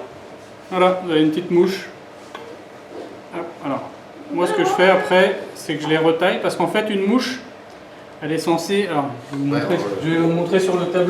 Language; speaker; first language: French; native; French